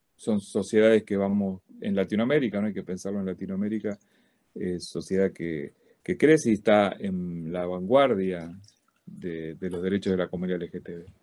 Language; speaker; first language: Spanish; native; Spanish